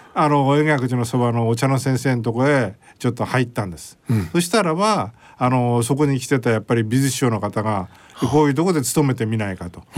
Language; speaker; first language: Japanese; native; Japanese